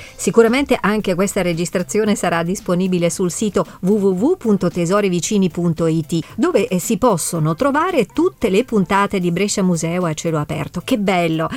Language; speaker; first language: Italian; native; Italian